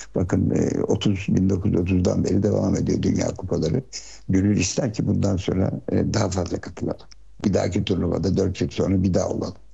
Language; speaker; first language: Turkish; early bilingual, heritage; Turkish